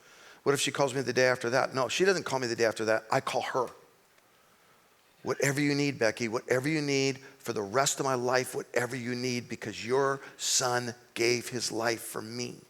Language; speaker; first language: English; native; English